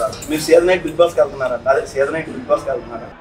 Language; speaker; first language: Telugu; native; Telugu